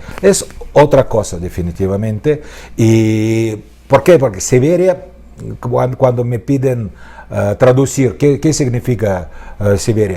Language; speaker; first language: Spanish; non-native, fluent; Russian